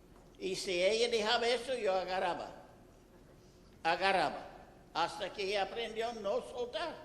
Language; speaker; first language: Spanish; non-native, fluent; English